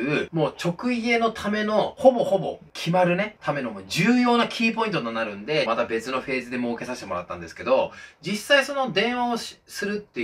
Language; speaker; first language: Japanese; native; Japanese